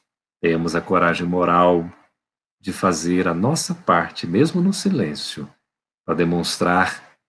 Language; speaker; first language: Portuguese; native; Portuguese